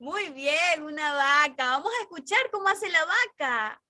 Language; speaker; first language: Spanish; native; Spanish